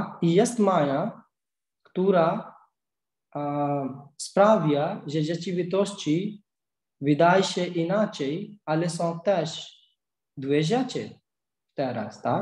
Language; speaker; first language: Polish; non-native, learner; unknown